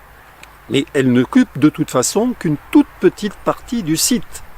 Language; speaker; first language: French; native; French